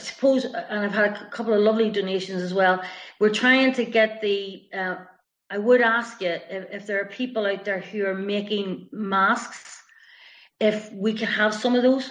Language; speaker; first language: English; native; English